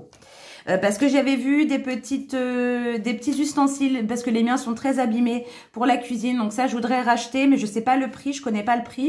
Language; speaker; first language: French; native; French